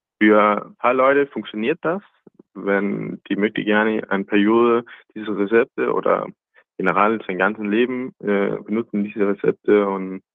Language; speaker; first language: German; non-native, learner; Danish